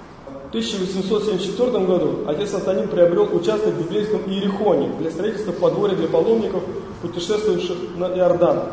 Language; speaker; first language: Russian; native; Russian